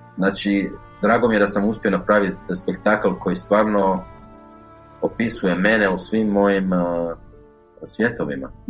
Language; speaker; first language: Croatian; native; Croatian